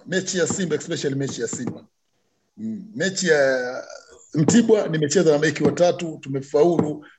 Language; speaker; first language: Swahili; non-native, local second language; Luyia